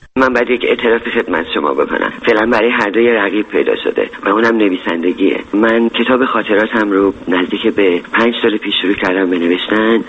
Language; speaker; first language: Persian; native; Persian